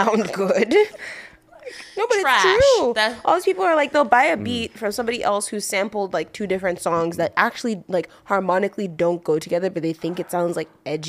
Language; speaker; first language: English; non-native, local second language; Yoruba